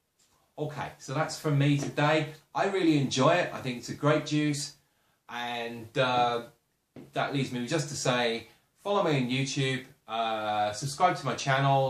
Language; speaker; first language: English; native; English